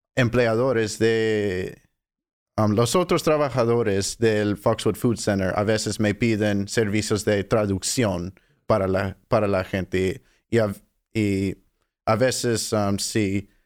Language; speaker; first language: Spanish; non-native, fluent; English